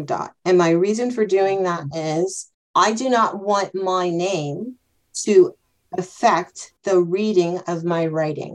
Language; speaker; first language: English; native; English